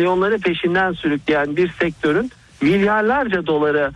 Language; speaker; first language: Turkish; native; Turkish